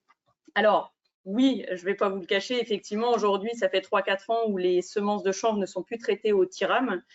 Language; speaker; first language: French; native; French